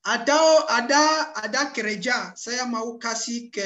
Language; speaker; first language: Indonesian; non-native, learner; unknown